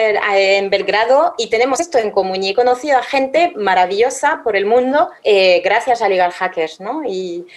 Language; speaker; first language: Spanish; non-native, fluent; French